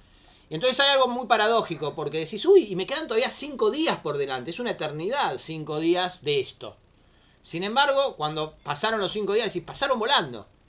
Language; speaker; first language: Spanish; native; Spanish